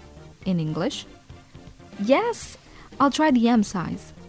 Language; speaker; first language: English; non-native, fluent; Indonesian